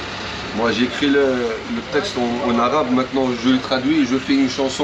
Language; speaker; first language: French; non-native, local second language; Arabic